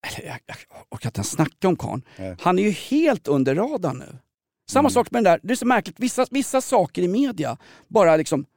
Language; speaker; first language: Swedish; native; Swedish